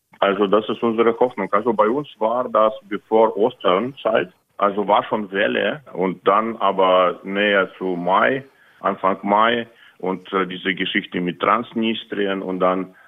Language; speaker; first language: German; non-native, fluent; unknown